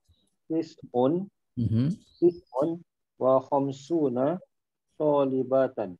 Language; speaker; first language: Arabic; non-native, learner; Malay